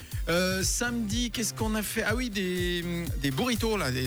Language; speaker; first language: French; native; French